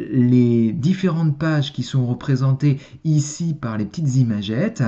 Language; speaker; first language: French; native; French